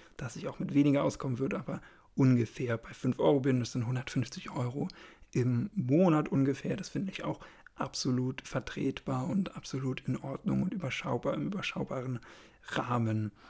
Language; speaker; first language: German; native; German